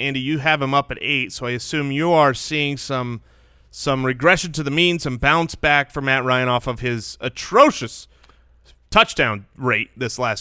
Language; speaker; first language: English; native; English